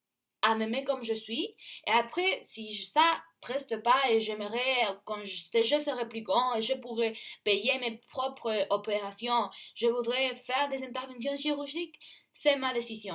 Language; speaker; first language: French; non-native, learner; Spanish